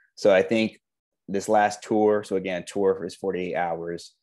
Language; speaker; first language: English; native; English